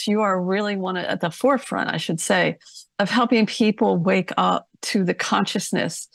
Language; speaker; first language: English; native; English